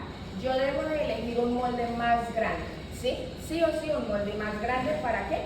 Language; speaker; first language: Spanish; native; Spanish